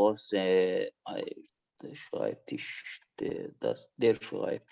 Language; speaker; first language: German; non-native, learner; Azerbaijani